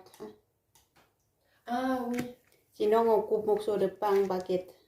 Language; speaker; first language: French; non-native, learner; Thai